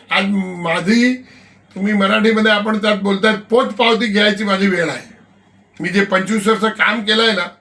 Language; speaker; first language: Marathi; non-native, local second language; Gujarati